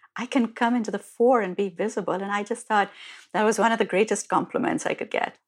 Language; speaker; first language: English; non-native, local second language; Hindi